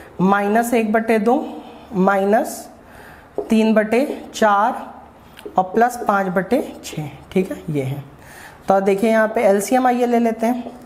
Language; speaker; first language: Hindi; native; Hindi